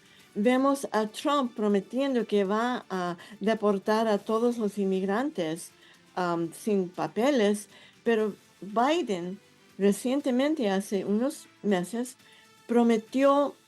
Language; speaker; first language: Spanish; non-native, fluent; English